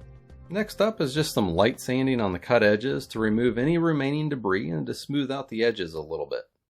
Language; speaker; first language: English; native; English